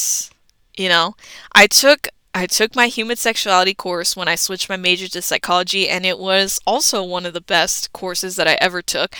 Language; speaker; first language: English; native; English